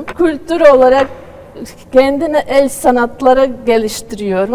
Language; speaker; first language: Turkish; non-native, learner; Latvian